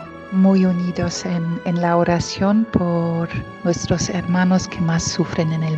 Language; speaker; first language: Spanish; non-native, fluent; Polish